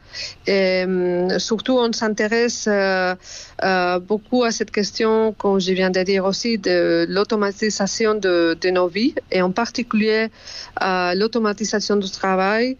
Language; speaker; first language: French; non-native, fluent; Spanish